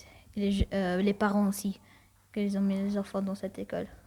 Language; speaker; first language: French; non-native, learner; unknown